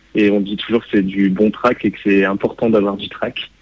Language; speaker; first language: French; native; French